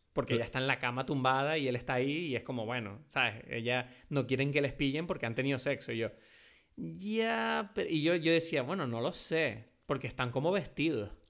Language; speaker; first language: Spanish; non-native, fluent; French